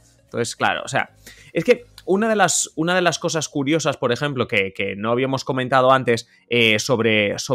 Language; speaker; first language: Spanish; native; Spanish